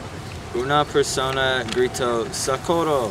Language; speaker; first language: Spanish; non-native, learner; English